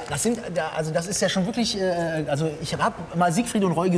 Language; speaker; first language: German; native; German